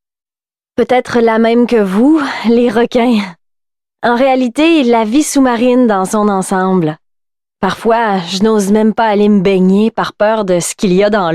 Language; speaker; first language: French; native; French